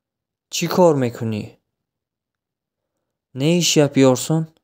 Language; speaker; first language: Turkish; non-native, fluent; Tajik